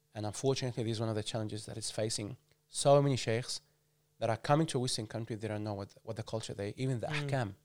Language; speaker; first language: English; non-native, fluent; Arabic